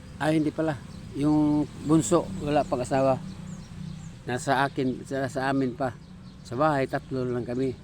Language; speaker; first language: Filipino; non-native, local second language; Cebuano